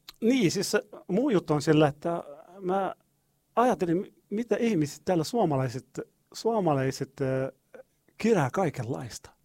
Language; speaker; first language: Finnish; non-native, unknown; Arabic